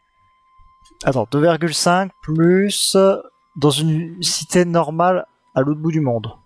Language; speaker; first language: French; native; French